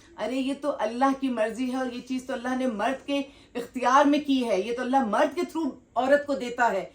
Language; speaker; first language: Urdu; native; Urdu